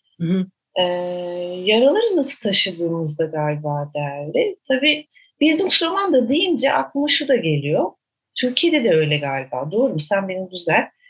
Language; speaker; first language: Turkish; native; Turkish